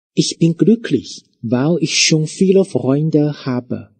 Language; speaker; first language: German; non-native, fluent; Chinese